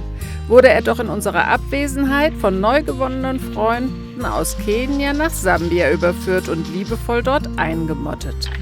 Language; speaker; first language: German; native; German